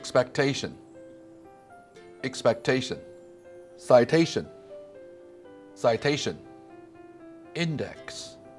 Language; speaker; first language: English; non-native, fluent; Chinese